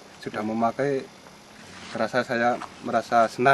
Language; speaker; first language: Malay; non-native, local second language; Javanese